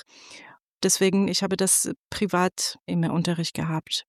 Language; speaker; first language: German; non-native, fluent; Persian